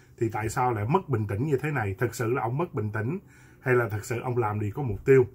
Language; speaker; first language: Vietnamese; native; Vietnamese